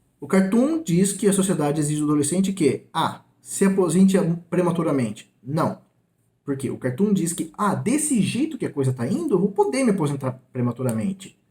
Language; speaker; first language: Portuguese; native; Portuguese